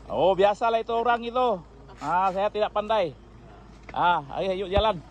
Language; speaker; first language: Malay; non-native, learner; Cebuano